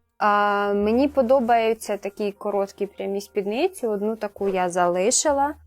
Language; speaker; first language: Ukrainian; non-native, local second language; Russian